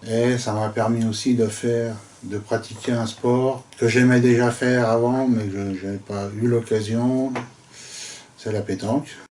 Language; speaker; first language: French; native; French